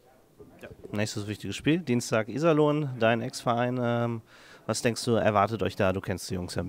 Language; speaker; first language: German; native; German